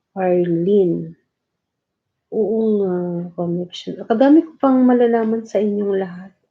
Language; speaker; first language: Filipino; non-native, local second language; Cebuano